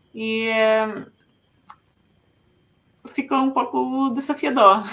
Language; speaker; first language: Portuguese; non-native, fluent; Finnish